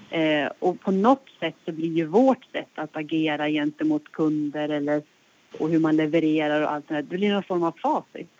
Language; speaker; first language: Swedish; native; Swedish